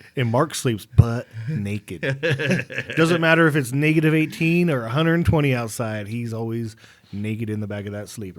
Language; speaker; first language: English; native; English